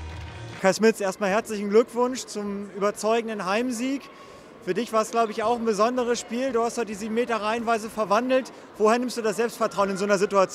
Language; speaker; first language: German; native; German